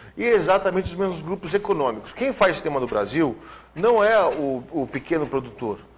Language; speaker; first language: Portuguese; native; Portuguese